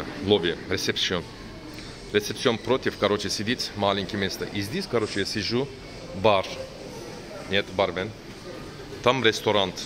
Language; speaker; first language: Russian; non-native, learner; Turkish